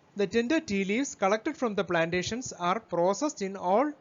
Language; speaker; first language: English; non-native, local second language; Malayalam